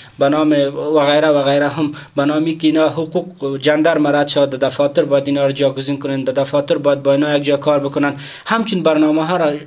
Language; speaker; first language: Persian; native; Persian